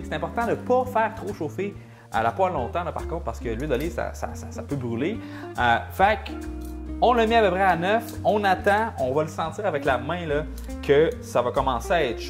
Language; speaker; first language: French; native; French